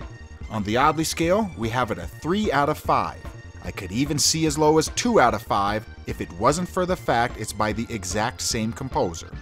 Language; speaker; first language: English; native; English